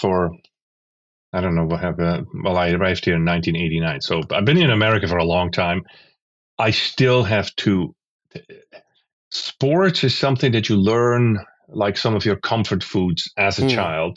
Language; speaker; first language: English; non-native, fluent; Swiss German